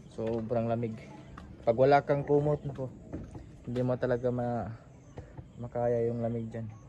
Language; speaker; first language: Filipino; non-native, fluent; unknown